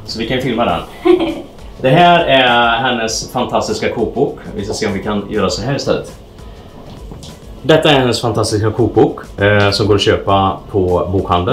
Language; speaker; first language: Swedish; native; Swedish